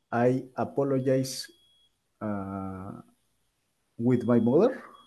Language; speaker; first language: English; non-native, learner; Spanish